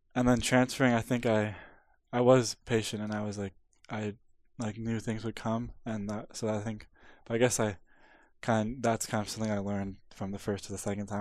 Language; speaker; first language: English; native; English